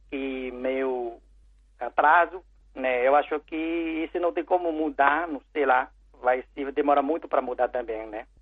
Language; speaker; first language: Portuguese; non-native, learner; Chinese